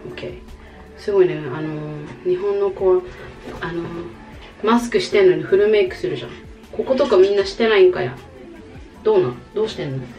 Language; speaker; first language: Japanese; native; Japanese